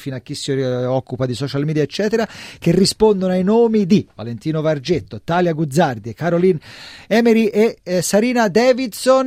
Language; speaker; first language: Italian; native; Italian